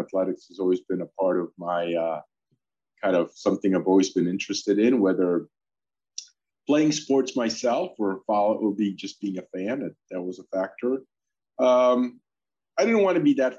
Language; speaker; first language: English; early bilingual, other home language; Polish